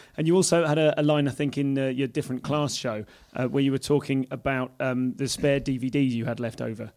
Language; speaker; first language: English; native; English